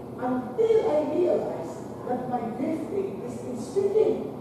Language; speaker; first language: English; non-native, local second language; Filipino